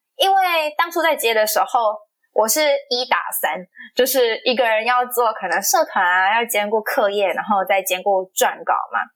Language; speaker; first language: Chinese; native; Chinese